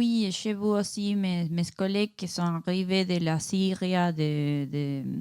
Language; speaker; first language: French; non-native, learner; Spanish